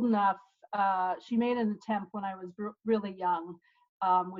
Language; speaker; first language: English; native; English